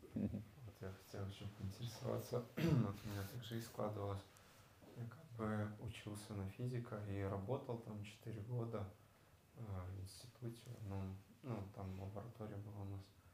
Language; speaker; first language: Russian; native; Russian